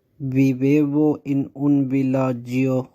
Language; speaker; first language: Italian; non-native, fluent; Urdu